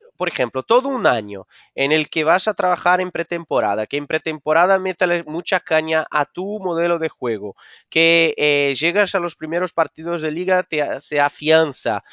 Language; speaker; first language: Spanish; non-native, fluent; Portuguese